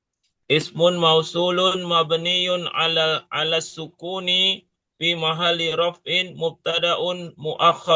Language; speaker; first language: Arabic; non-native, learner; Indonesian